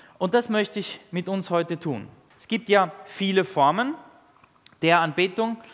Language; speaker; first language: German; early bilingual, other home language; Italian